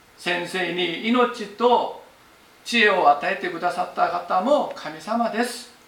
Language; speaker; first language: Japanese; non-native, fluent; Korean